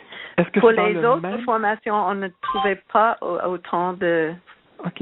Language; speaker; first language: French; non-native, learner; English